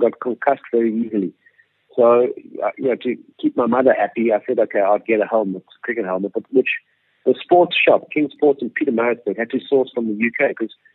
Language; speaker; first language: English; native; English